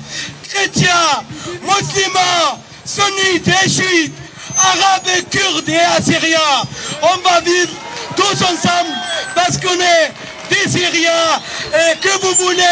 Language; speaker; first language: French; non-native, learner; Arabic